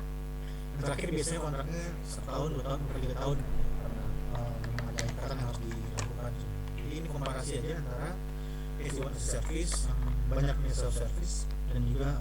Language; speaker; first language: Indonesian; native; Indonesian